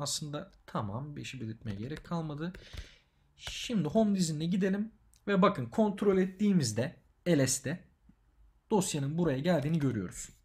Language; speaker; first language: Turkish; native; Turkish